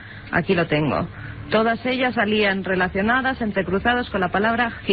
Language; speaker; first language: Spanish; native; Spanish